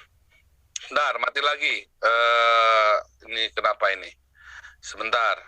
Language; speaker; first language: Indonesian; native; Indonesian